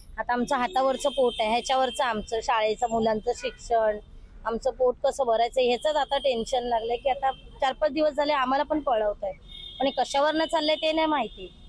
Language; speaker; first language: Marathi; native; Marathi